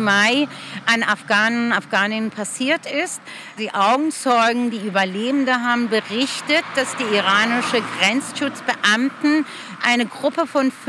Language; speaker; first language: German; non-native, fluent; Persian